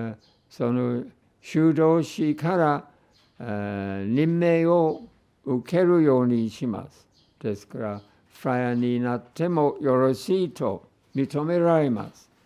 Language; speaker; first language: Japanese; non-native, fluent; English